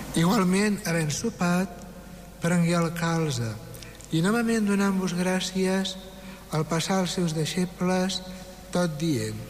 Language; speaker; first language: Catalan; native; Catalan